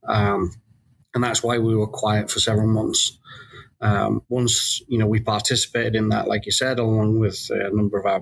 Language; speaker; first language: English; native; English